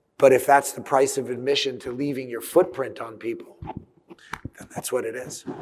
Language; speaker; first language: English; early bilingual, other home language; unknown